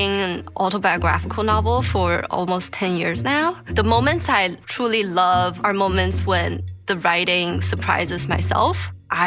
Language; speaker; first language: English; non-native, fluent; Chinese